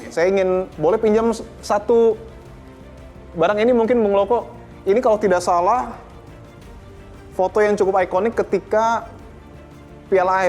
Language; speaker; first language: Indonesian; native; Indonesian